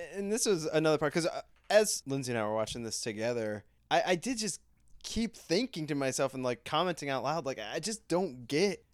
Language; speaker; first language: English; native; English